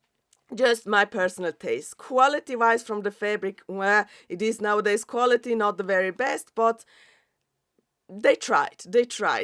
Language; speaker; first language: English; non-native, fluent; German